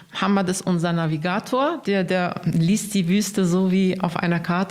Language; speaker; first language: German; non-native, fluent; Arabic